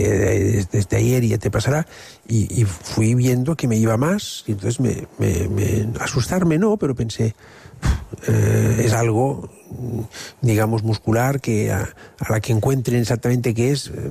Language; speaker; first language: Spanish; non-native, local second language; Catalan